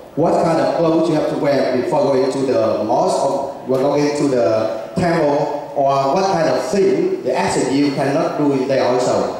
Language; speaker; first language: English; non-native, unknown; Vietnamese